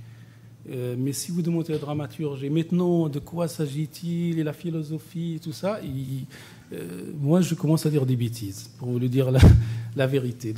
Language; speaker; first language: French; non-native, local second language; Arabic